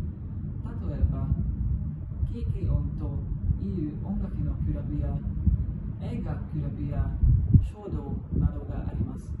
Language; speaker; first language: Japanese; non-native, learner; Hungarian